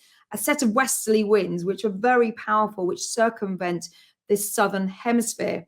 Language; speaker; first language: English; native; English